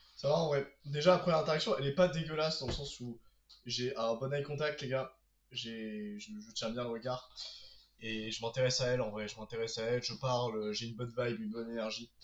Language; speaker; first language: French; native; French